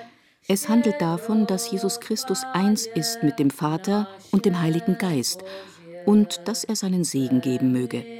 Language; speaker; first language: German; native; German